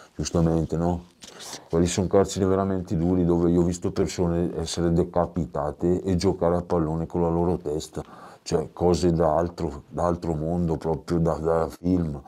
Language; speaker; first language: Italian; native; Italian